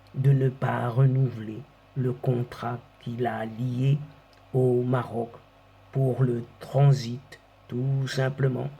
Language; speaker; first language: French; non-native, local second language; Arabic